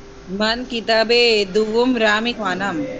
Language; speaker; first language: Persian; non-native, learner; Urdu